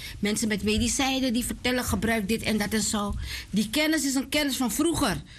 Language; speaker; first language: Dutch; native; Dutch